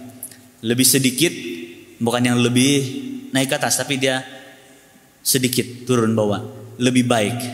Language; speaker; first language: Malay; native; Malay